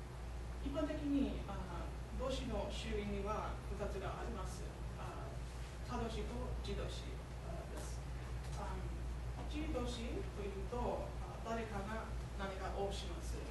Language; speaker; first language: Japanese; non-native, learner; English